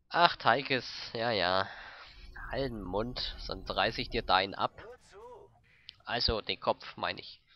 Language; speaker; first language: German; native; German